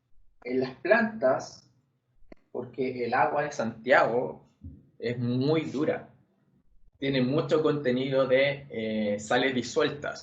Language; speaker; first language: Spanish; native; Spanish